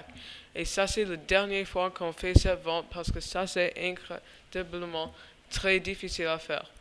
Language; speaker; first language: French; non-native, learner; English